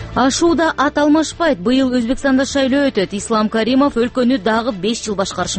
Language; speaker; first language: Kyrgyz; native; Kyrgyz